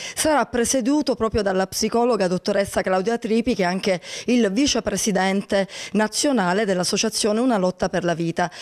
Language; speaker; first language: Italian; native; Italian